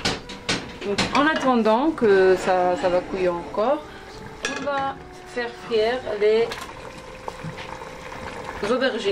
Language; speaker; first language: French; non-native, fluent; Persian